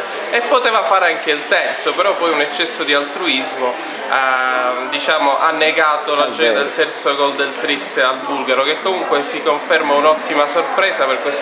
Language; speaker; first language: Italian; native; Italian